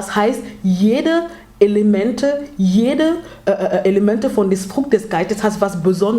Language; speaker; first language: German; non-native, learner; French